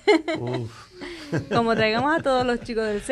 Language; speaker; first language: Spanish; native; Spanish